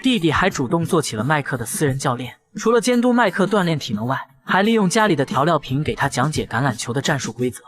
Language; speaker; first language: Chinese; native; Chinese